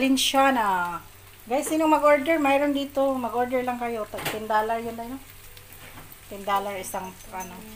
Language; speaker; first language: Filipino; non-native, local second language; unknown